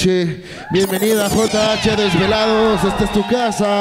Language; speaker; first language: Spanish; native; Spanish